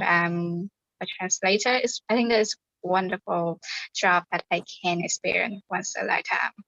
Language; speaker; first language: English; non-native, fluent; Vietnamese